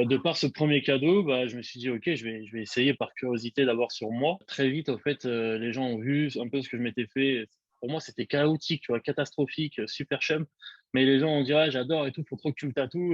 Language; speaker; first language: French; native; French